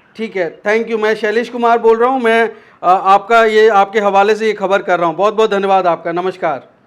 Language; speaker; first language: Hindi; native; Hindi